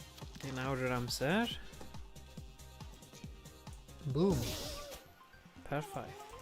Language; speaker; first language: Welsh; non-native, local second language; English